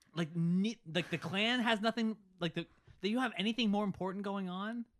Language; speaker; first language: English; early bilingual, other home language; Italian